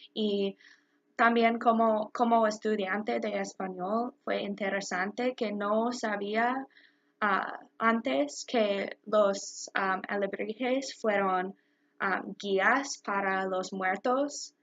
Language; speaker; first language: Spanish; non-native, learner; English